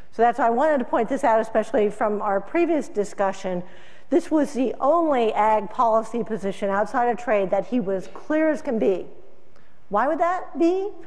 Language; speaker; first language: English; native; English